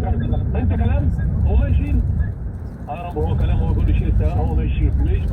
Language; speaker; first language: Arabic; non-native, learner; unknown